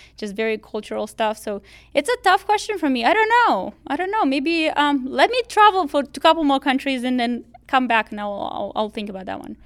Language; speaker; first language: English; non-native, fluent; Romanian